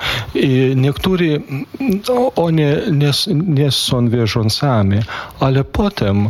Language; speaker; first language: Polish; non-native, fluent; Lithuanian